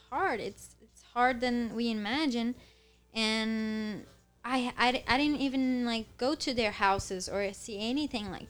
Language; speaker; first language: English; non-native, fluent; Portuguese